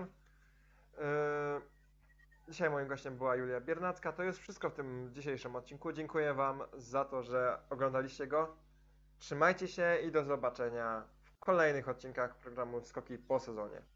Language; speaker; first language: Polish; native; Polish